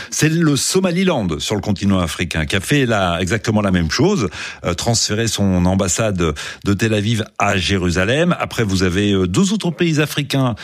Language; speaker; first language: French; native; French